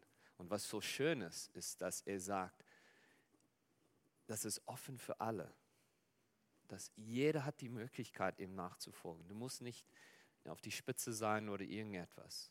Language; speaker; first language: German; non-native, fluent; Afrikaans